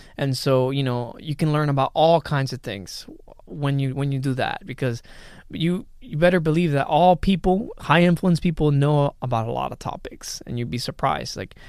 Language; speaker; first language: English; early bilingual, other home language; Spanish